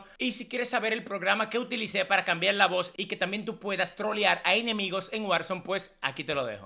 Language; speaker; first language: Spanish; native; Spanish